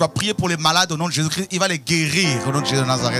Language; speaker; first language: French; non-native, local second language; Lingala